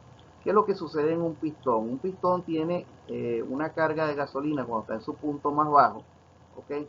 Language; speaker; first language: Spanish; native; Spanish